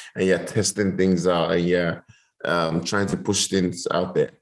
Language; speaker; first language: English; non-native, local second language; Yoruba